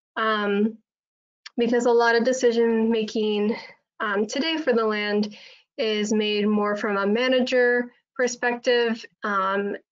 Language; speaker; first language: English; native; English